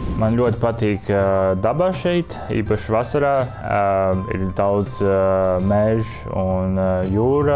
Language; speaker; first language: Latvian; early bilingual, other home language; Chinese